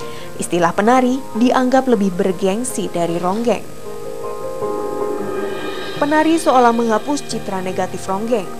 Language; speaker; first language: Indonesian; native; Indonesian